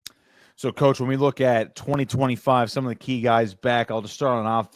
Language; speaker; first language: English; native; English